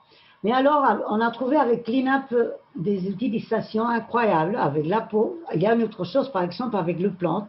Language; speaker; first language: French; non-native, learner; Spanish